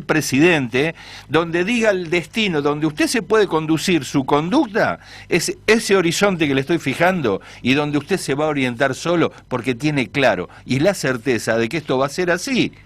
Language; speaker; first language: Spanish; native; Spanish